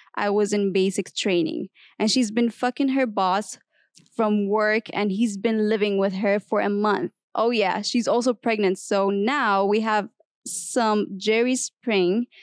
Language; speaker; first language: English; non-native, fluent; Arabic